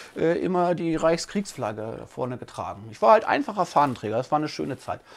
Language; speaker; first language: German; native; German